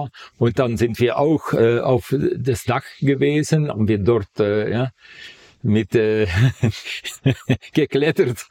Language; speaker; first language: German; non-native, fluent; Dutch